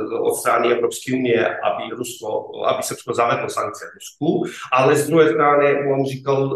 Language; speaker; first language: Czech; non-native, fluent; Serbian